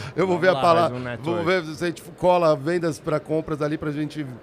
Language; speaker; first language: Portuguese; native; Portuguese